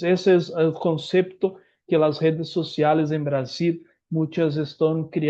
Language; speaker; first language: Spanish; non-native, learner; Portuguese